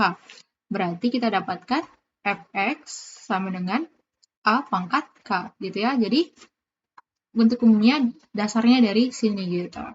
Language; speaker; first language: Indonesian; native; Indonesian